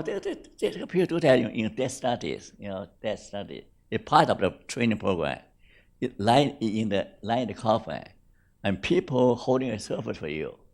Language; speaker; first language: English; non-native, fluent; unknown